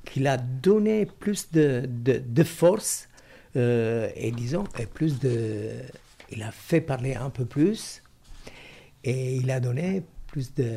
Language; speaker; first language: French; non-native, fluent; Italian